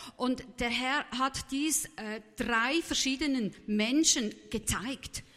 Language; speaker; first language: German; native; German